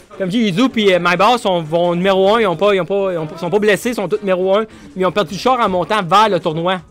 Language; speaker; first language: French; native; French